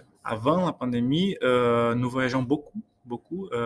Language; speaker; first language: French; non-native, fluent; Portuguese